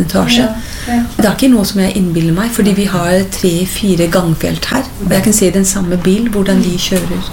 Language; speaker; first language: Norwegian; non-native, fluent; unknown